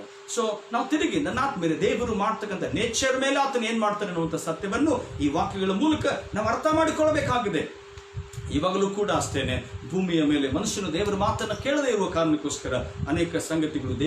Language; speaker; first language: Kannada; native; Kannada